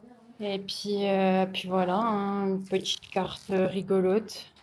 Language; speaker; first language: French; native; French